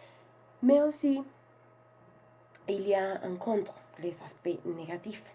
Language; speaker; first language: French; non-native, learner; Spanish